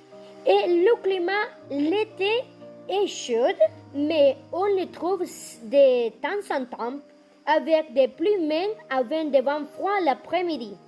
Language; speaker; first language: French; non-native, learner; Spanish